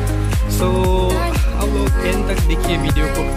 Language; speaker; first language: Hindi; non-native, local second language; Karbi